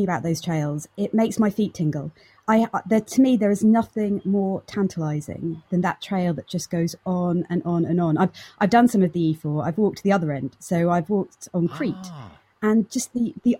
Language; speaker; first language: English; native; English